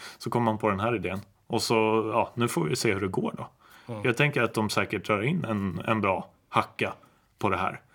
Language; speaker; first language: Swedish; native; Swedish